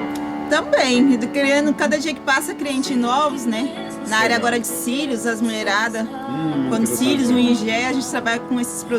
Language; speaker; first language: Portuguese; native; Portuguese